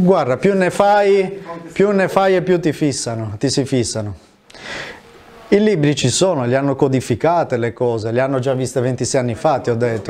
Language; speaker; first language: Italian; native; Italian